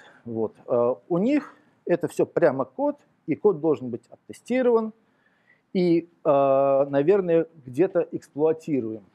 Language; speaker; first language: Russian; native; Russian